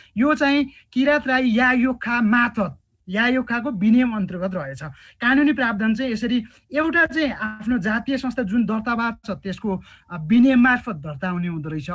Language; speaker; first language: Nepali; non-native, local second language; Eastern Tamang